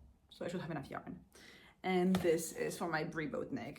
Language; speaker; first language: English; non-native, fluent; French